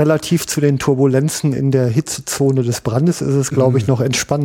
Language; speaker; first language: German; native; German